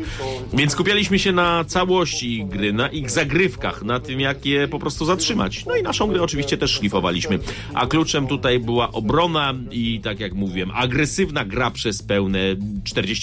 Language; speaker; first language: Polish; native; Polish